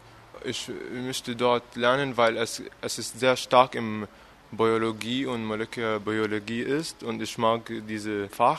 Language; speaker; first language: German; non-native, learner; Arabic